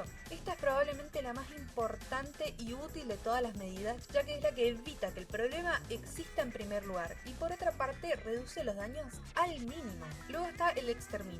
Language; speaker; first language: Spanish; native; Spanish